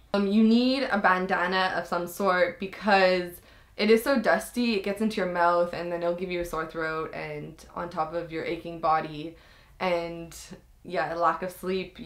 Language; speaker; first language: English; native; English